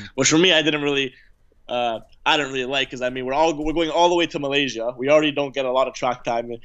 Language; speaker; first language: English; native; English